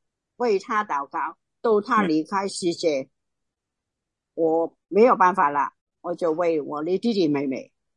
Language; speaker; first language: Chinese; non-native, local second language; Cantonese